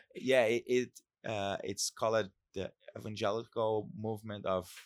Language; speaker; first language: English; non-native, fluent; Portuguese